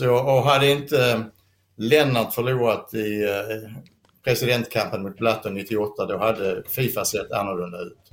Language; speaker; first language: Swedish; native; Swedish